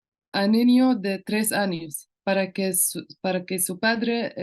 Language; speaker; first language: Spanish; non-native, local second language; Arabic